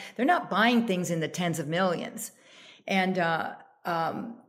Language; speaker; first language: English; native; English